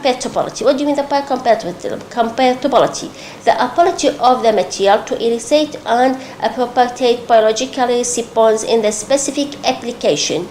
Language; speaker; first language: English; non-native, local second language; Arabic